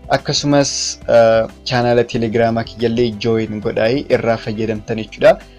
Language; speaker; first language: Oromo; native; Oromo